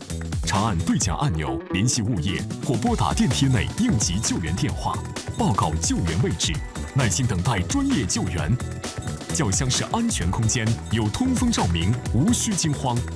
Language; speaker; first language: Chinese; native; Chinese